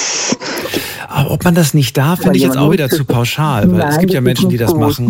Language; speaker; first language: German; native; German